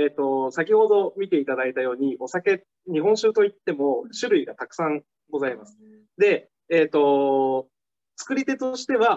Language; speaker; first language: Japanese; native; Japanese